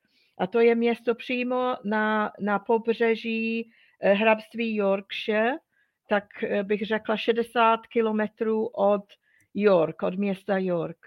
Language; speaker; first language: Czech; non-native, fluent; English